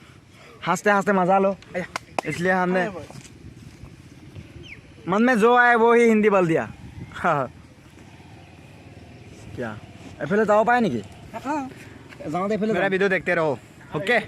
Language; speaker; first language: Hindi; non-native, local second language; Assamese